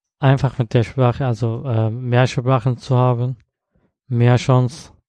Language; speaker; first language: German; non-native, learner; Arabic